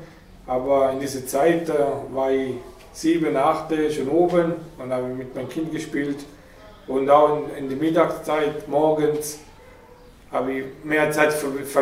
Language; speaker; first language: German; non-native, learner; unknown